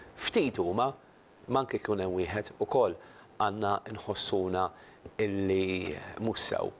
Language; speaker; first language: Maltese; native; Maltese